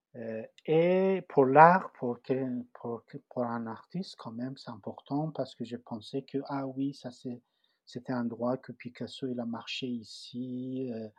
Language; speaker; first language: French; non-native, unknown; Persian